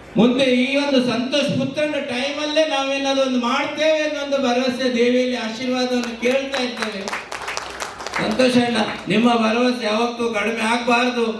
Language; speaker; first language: Kannada; native; Kannada